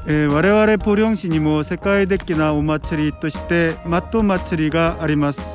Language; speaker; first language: Japanese; non-native, learner; Korean